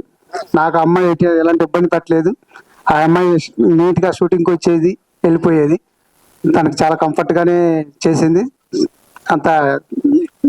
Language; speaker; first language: Telugu; native; Telugu